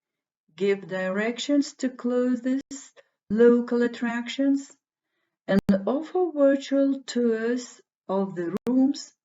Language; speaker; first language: English; non-native, fluent; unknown